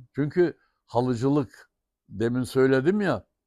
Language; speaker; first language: Turkish; native; Turkish